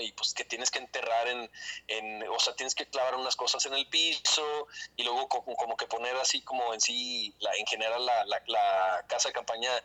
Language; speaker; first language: Spanish; native; Spanish